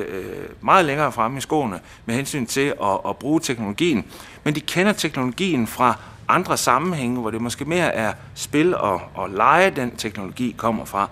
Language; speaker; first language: Danish; native; Danish